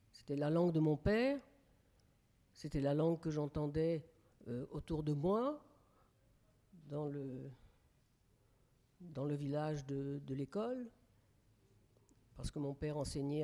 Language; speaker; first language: French; native; French